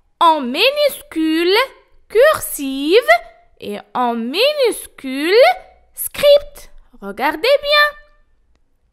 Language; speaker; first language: French; non-native, local second language; Arabic